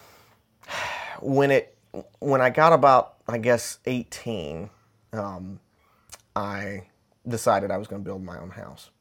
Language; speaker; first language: English; native; English